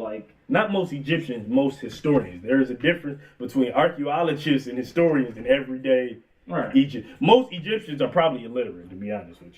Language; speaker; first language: English; native; English